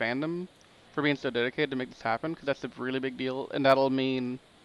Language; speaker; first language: English; native; English